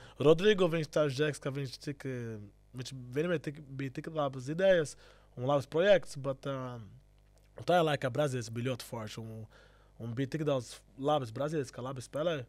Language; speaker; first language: Latvian; non-native, learner; Portuguese